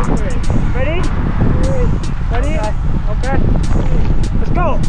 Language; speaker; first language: English; non-native, learner; Chinese